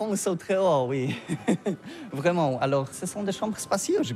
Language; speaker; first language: French; non-native, learner; Polish